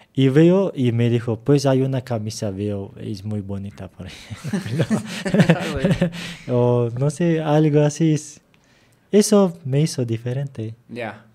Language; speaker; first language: Spanish; non-native, fluent; Turkish